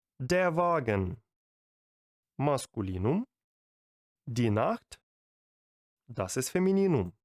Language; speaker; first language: German; non-native, fluent; Ukrainian